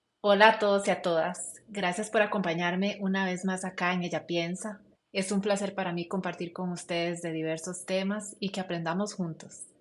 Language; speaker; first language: Spanish; native; Spanish